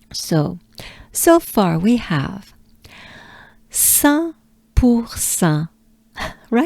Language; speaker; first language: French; native; French